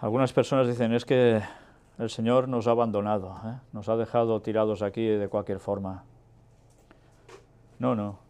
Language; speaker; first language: Spanish; native; Spanish